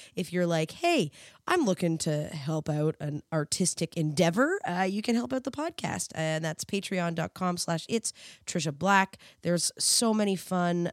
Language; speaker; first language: English; native; English